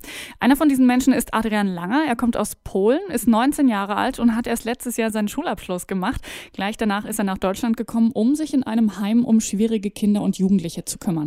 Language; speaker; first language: German; native; German